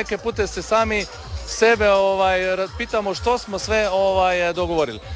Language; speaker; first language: Croatian; native; Croatian